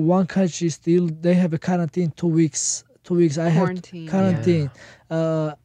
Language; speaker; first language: English; non-native, learner; Georgian